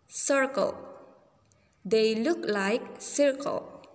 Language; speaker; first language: English; non-native, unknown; Indonesian